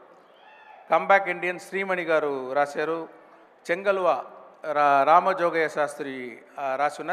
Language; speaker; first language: Telugu; non-native, fluent; Tamil